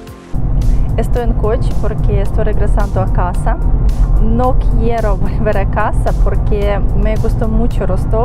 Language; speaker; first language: Spanish; non-native, fluent; Russian